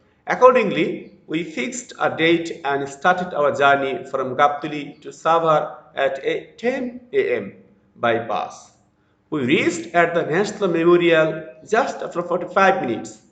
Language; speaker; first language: English; non-native, local second language; Bangla